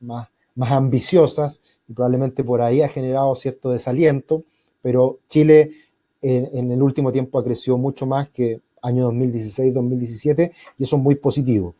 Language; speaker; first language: Spanish; native; Spanish